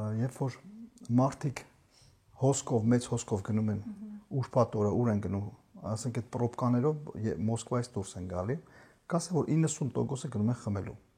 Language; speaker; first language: Armenian; native; Armenian